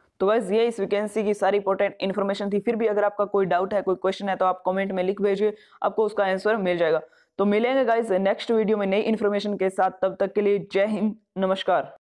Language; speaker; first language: Hindi; non-native, local second language; Punjabi